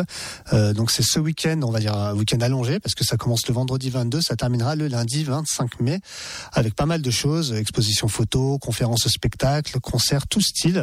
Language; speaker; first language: French; native; French